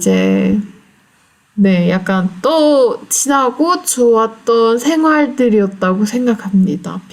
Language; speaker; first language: Korean; non-native, fluent; Turkish